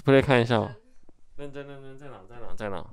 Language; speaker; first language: Chinese; native; Chinese